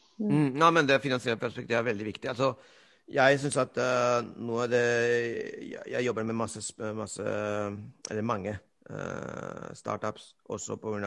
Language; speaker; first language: Norwegian; non-native, fluent; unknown